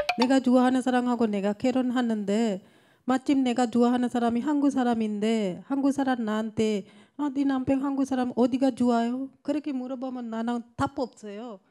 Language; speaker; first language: Korean; non-native, fluent; Sinhala